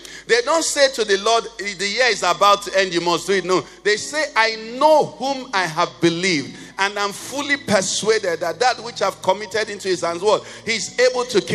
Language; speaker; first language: English; non-native, local second language; Igbo